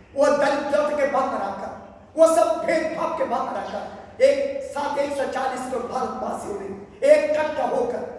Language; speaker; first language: Hindi; non-native, local second language; Bangla